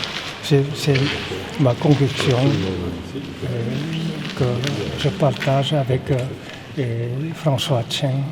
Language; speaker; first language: French; non-native, fluent; Korean